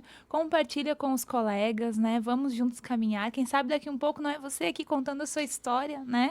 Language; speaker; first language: Portuguese; native; Portuguese